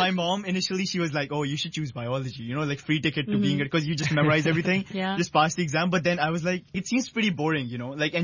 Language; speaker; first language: English; non-native, local second language; Urdu